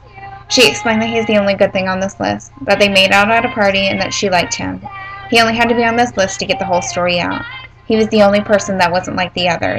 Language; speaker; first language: English; native; English